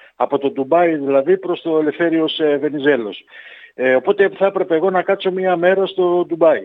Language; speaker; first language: Greek; native; Greek